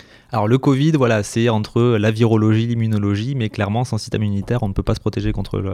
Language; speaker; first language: French; native; French